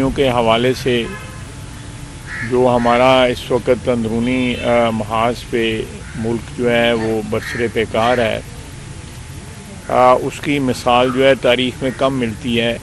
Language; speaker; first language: Urdu; non-native, local second language; Punjabi